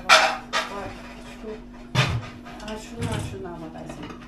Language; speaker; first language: Turkish; native; Turkish